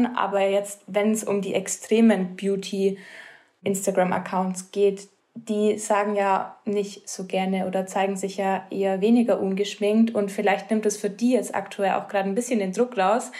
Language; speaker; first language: German; native; German